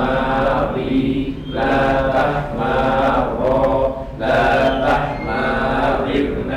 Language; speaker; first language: Arabic; non-native, learner; Indonesian